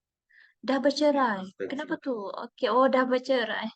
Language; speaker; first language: Malay; native; Malay